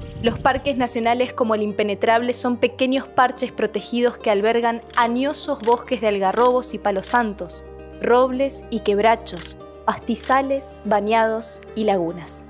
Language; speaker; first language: Spanish; native; Spanish